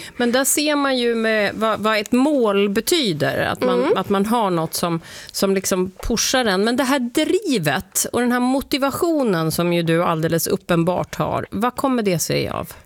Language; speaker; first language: Swedish; native; Swedish